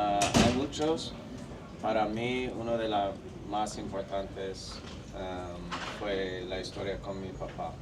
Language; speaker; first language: Spanish; non-native, fluent; English